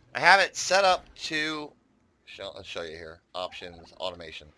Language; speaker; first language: English; native; English